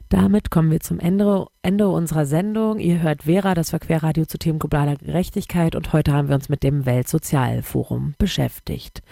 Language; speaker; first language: German; native; German